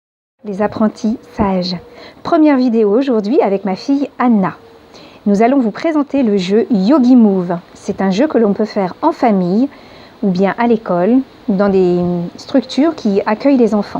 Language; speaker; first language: French; native; French